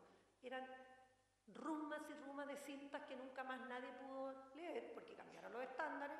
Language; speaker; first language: Spanish; native; Spanish